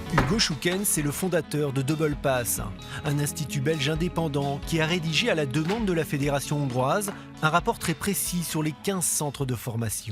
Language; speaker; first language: French; native; French